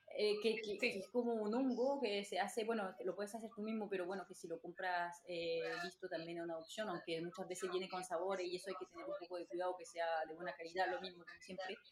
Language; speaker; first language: Spanish; non-native, fluent; French